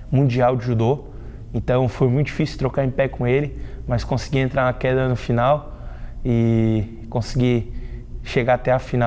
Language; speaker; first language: Portuguese; native; Portuguese